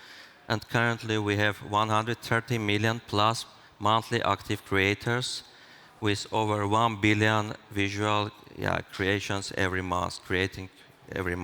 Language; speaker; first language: English; non-native, fluent; Armenian